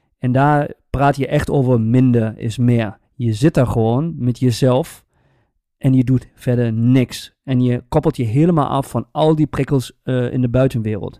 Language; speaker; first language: Dutch; native; Dutch